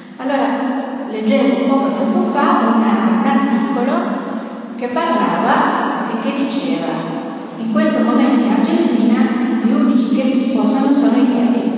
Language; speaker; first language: Italian; non-native, fluent; Spanish